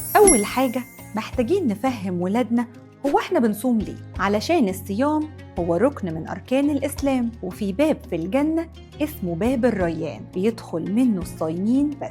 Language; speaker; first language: Arabic; native; Arabic